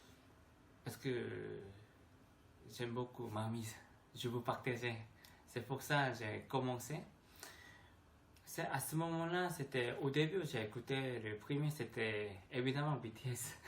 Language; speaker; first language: French; non-native, learner; Korean